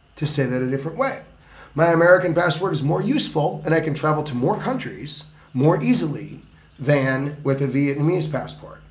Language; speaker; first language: English; native; English